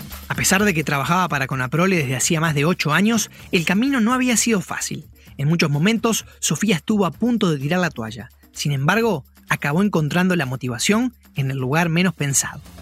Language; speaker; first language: Spanish; native; Spanish